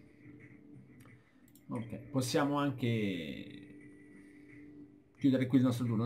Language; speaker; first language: Italian; native; Italian